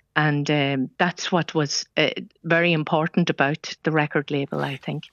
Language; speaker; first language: English; non-native, local second language; Irish